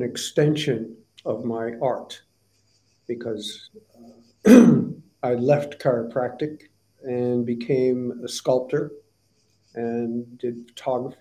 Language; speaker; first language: English; native; English